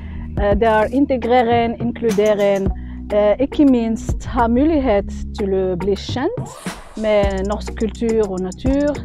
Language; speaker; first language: Norwegian; non-native, fluent; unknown